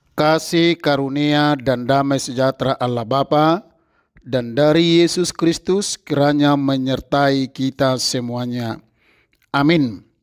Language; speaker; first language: Indonesian; non-native, local second language; Batak Toba